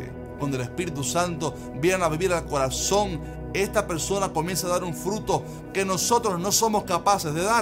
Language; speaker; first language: Spanish; native; Spanish